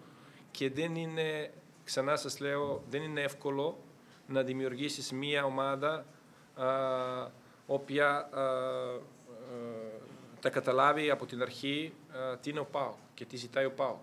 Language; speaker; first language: Greek; non-native, fluent; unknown